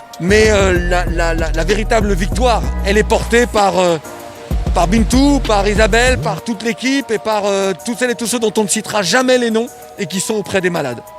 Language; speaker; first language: French; native; French